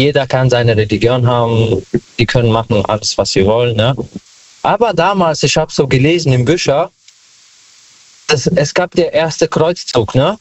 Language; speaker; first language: German; non-native, learner; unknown